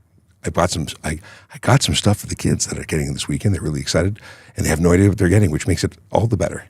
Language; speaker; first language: English; native; English